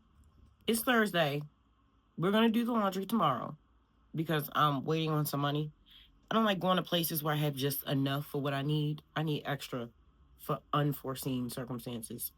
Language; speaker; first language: English; native; English